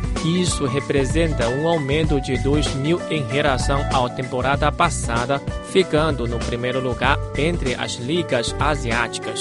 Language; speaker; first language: Portuguese; non-native, fluent; Chinese